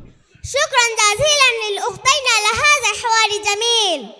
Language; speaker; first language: Arabic; non-native, learner; Bangla